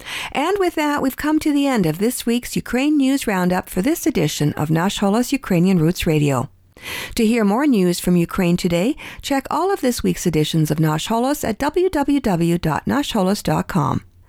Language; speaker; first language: English; early bilingual, other home language; Ukrainian